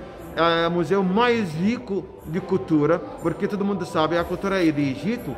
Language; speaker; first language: Portuguese; non-native, learner; Arabic